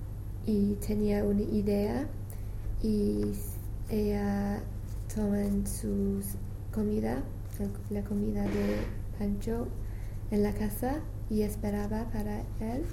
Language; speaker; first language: Spanish; non-native, learner; English